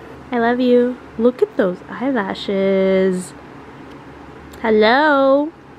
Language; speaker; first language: English; early bilingual, other home language; Spanish